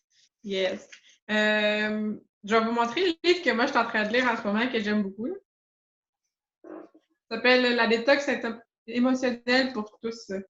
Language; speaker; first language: French; native; French